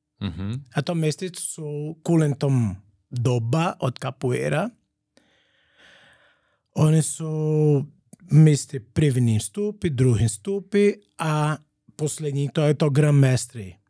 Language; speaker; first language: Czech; non-native, learner; Portuguese